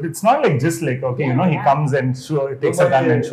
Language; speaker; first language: English; non-native, local second language; Kannada